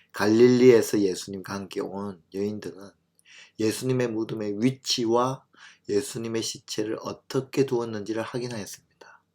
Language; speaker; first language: Korean; native; Korean